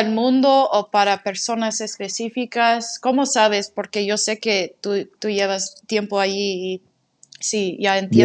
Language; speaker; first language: Spanish; non-native, fluent; English